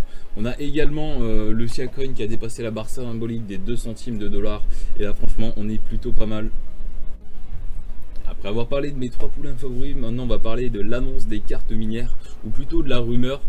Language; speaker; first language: French; native; French